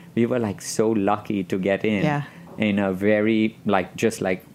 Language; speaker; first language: English; non-native, local second language; Gujarati